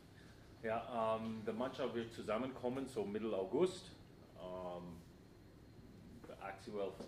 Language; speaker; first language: German; non-native, fluent; English